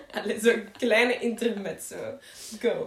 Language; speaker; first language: Dutch; native; Dutch